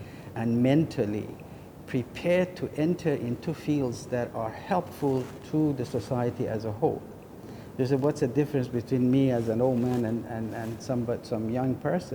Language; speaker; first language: English; non-native, fluent; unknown